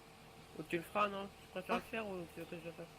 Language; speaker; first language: French; native; French